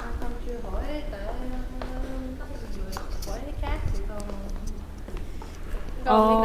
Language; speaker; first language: Vietnamese; early bilingual, heritage; Vietnamese